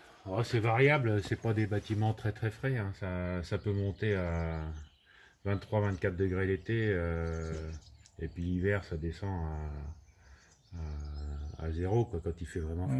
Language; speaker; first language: French; native; French